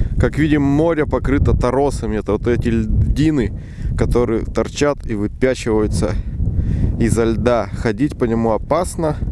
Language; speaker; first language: Russian; native; Russian